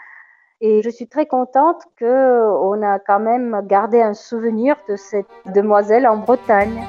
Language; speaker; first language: French; non-native, fluent; Russian